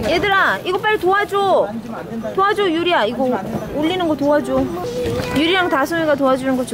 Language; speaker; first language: Korean; native; Korean